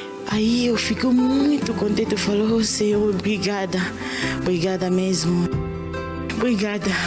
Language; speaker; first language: Portuguese; non-native, learner; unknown